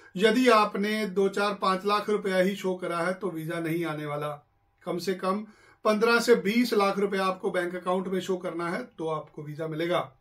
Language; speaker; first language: Hindi; non-native, local second language; Punjabi